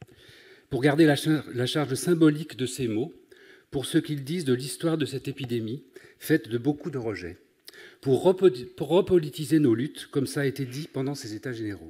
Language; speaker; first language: French; native; French